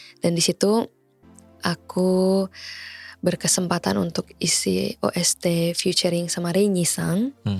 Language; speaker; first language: Indonesian; native; Indonesian